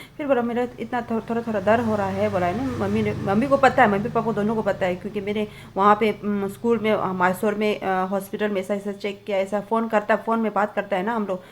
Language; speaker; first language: Hindi; non-native, local second language; Tibetan